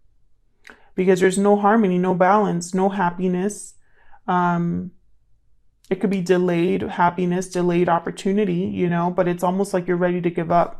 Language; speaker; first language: English; native; English